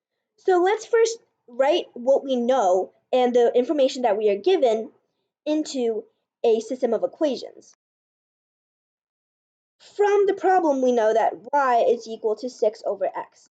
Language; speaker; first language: English; native; English